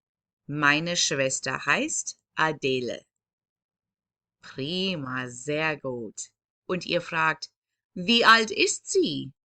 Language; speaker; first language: German; non-native, fluent; English